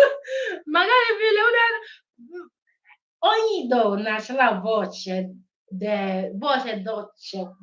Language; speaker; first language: Italian; non-native, learner; Igbo